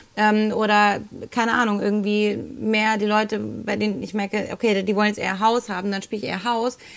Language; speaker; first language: German; early bilingual, other home language; Spanish